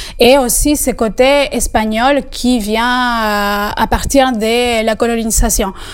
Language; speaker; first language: French; non-native, fluent; Spanish